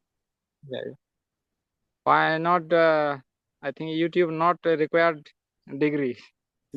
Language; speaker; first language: English; non-native, learner; Santali